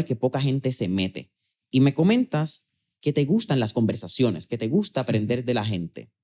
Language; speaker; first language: Spanish; native; Spanish